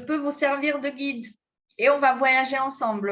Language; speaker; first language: French; non-native, fluent; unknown